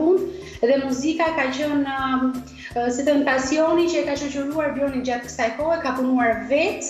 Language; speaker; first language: Albanian; native; Albanian